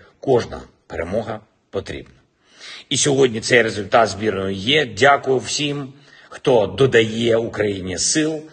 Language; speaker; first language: Ukrainian; non-native, local second language; Russian